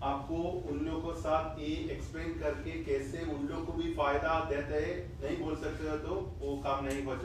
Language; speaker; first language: Hindi; non-native, fluent; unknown